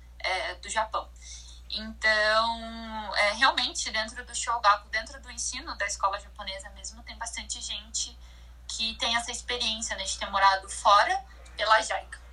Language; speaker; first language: Portuguese; native; Portuguese